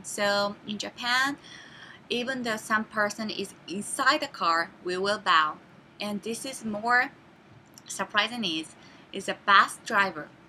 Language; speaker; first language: English; non-native, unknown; Japanese